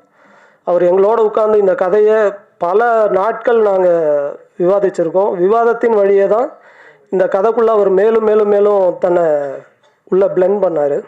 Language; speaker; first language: Tamil; native; Tamil